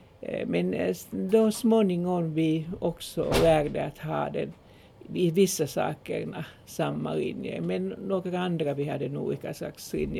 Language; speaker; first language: Swedish; non-native, local second language; Finnish